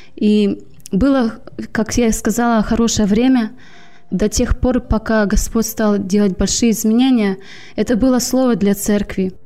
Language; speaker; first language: Russian; native; Russian